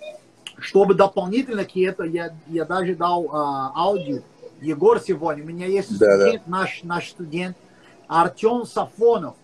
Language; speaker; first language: Russian; non-native, learner; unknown